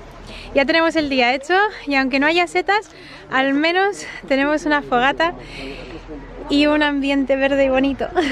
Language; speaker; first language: Spanish; native; Spanish